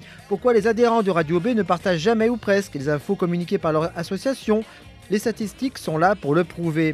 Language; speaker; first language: French; native; French